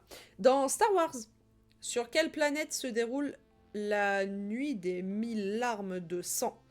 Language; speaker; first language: French; native; French